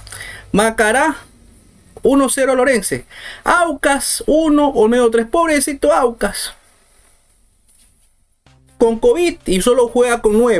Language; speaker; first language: Spanish; native; Spanish